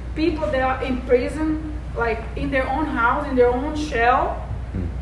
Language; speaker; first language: English; non-native, fluent; Portuguese